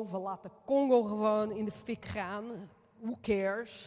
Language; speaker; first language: Dutch; non-native, fluent; Portuguese